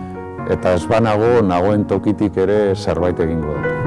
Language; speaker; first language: Basque; native; Basque